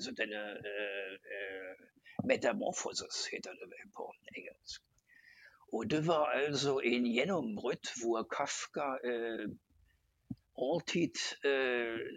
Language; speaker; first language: Norwegian; non-native, fluent; German